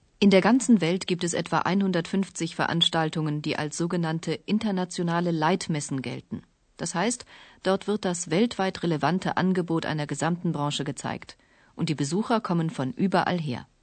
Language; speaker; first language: German; native; German